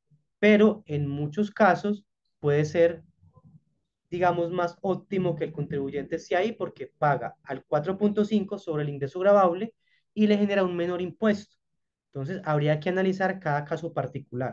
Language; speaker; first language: Spanish; native; Spanish